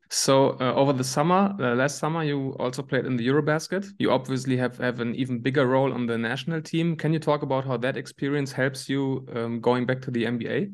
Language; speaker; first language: English; non-native, fluent; German